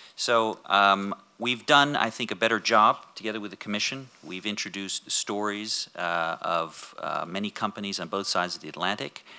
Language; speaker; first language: English; native; English